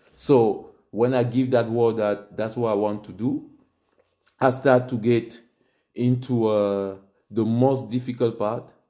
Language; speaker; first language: English; non-native, local second language; French